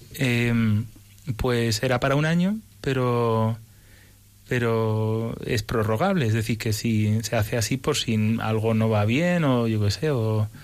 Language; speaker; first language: Spanish; early bilingual, other home language; English